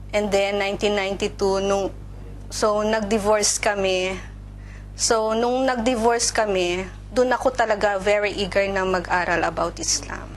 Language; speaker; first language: Filipino; native; Filipino